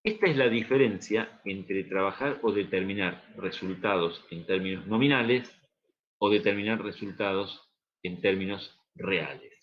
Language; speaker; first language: Spanish; native; Spanish